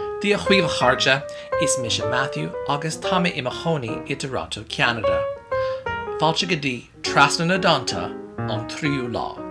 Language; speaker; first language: Irish; non-native, learner; English